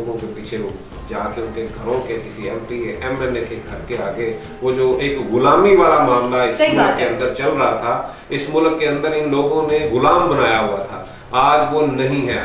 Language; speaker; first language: Urdu; native; Urdu